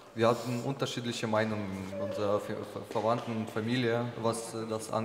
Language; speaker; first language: German; non-native, learner; Ukrainian